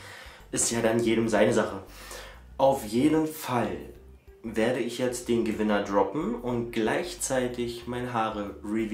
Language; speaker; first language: German; native; German